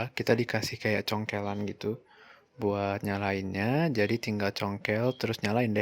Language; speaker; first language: Indonesian; native; Indonesian